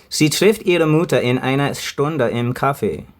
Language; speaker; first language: German; non-native, learner; English